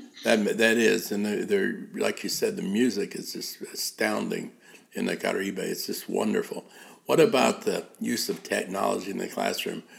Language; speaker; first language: English; native; English